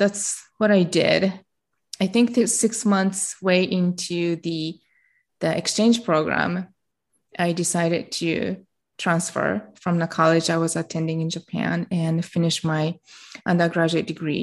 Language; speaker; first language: English; non-native, fluent; Japanese